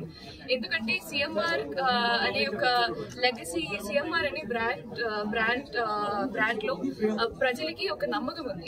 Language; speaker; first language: Telugu; non-native, fluent; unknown